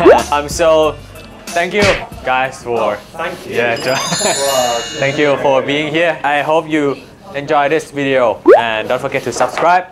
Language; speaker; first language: English; non-native, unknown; Thai